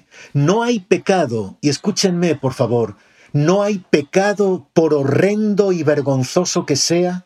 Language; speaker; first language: Spanish; native; Spanish